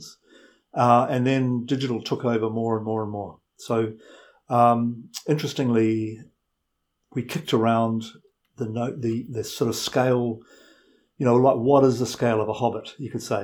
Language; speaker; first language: English; native; English